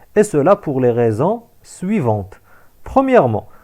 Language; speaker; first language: French; non-native, local second language; Arabic